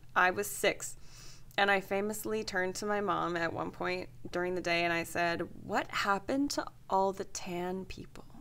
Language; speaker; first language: English; native; English